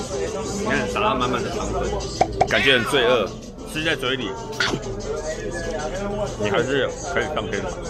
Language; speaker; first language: Chinese; native; Chinese